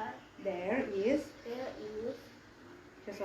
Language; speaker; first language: English; non-native, learner; Indonesian